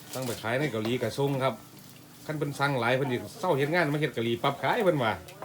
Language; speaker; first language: Thai; native; Thai